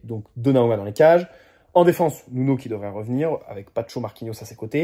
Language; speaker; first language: French; native; French